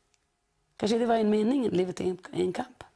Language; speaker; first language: Swedish; non-native, fluent; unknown